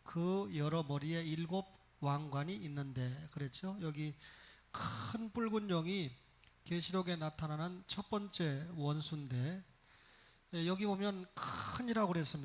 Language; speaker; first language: Korean; native; Korean